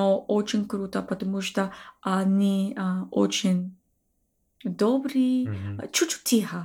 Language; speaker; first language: Russian; non-native, learner; English